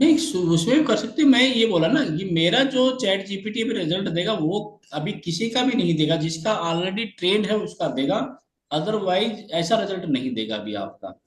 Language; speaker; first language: Hindi; native; Hindi